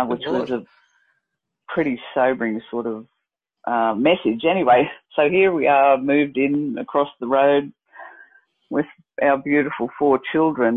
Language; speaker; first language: English; native; English